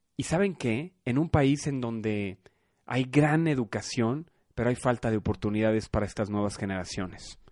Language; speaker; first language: Spanish; native; Spanish